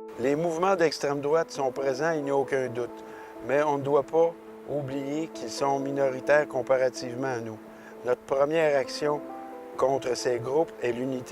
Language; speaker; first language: French; native; French